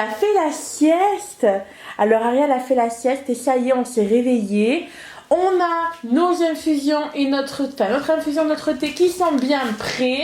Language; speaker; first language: French; native; French